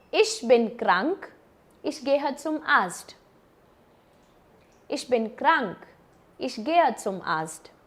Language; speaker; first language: German; non-native, fluent; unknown